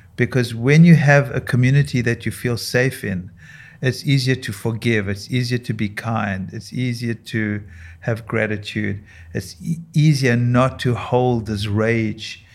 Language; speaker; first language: English; native; English